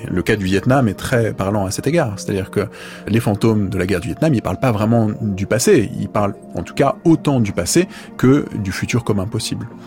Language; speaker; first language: French; native; French